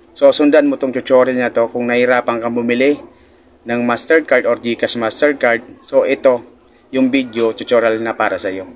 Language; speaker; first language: Filipino; native; Filipino